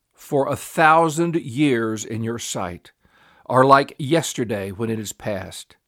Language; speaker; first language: English; native; English